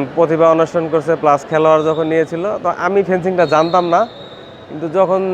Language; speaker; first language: Bangla; native; Bangla